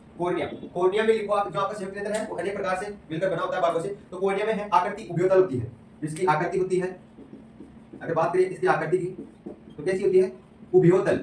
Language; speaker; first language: Hindi; native; Hindi